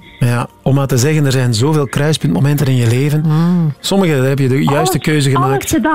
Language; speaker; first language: Dutch; native; Dutch